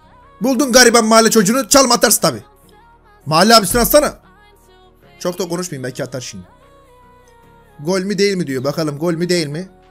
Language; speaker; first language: Turkish; native; Turkish